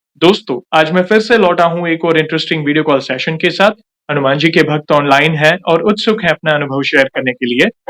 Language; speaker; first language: Hindi; native; Hindi